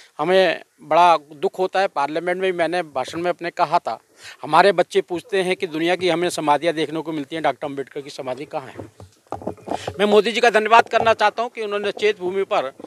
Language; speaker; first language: Hindi; native; Hindi